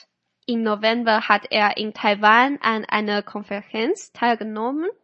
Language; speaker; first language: German; non-native, fluent; Chinese